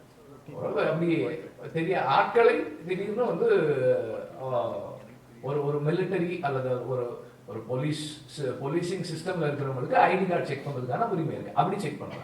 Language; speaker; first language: Tamil; native; Tamil